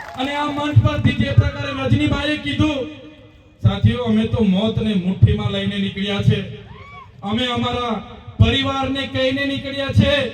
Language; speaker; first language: Gujarati; non-native, local second language; Vasavi